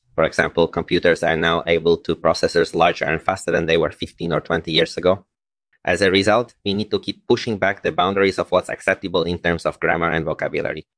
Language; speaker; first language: English; non-native, fluent; Polish